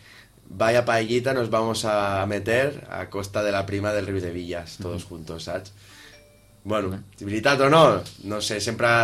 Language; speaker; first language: Catalan; native; Catalan